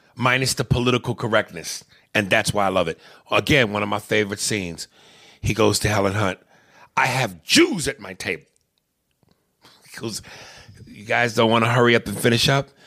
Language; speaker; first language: English; native; English